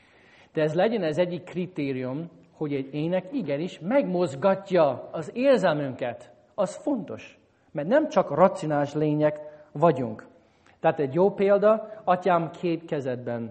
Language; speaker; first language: Hungarian; non-native, fluent; English